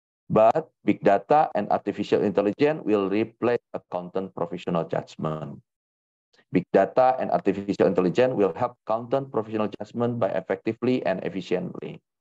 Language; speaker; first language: English; non-native, fluent; Indonesian